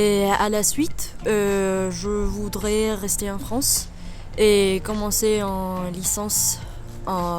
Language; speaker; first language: French; non-native, learner; Spanish